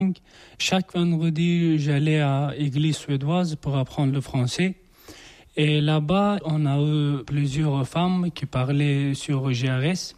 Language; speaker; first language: French; non-native, learner; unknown